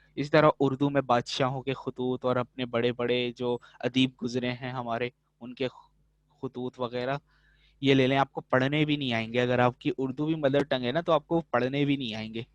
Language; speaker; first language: Urdu; native; Urdu